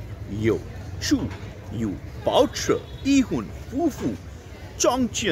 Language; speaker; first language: Chinese; non-native, learner; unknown